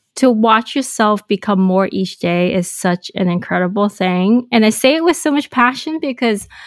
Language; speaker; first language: English; non-native, local second language; Cantonese